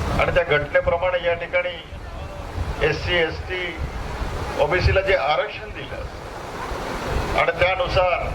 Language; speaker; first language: Marathi; non-native, local second language; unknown